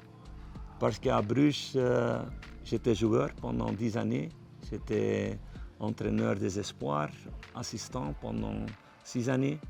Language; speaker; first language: French; non-native, local second language; Dutch